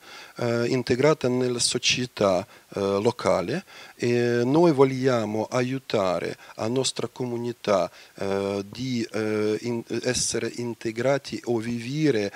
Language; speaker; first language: Italian; non-native, fluent; Ukrainian